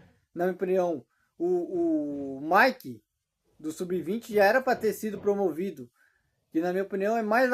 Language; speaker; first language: Portuguese; native; Portuguese